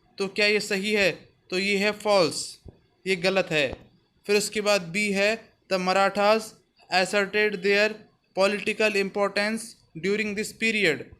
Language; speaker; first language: Hindi; native; Hindi